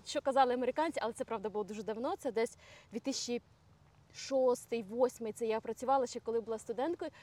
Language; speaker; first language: Ukrainian; native; Ukrainian